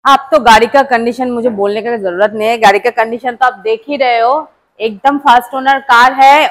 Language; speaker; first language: Hindi; non-native, local second language; Bangla